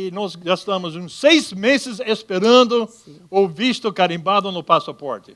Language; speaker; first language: Portuguese; non-native, fluent; English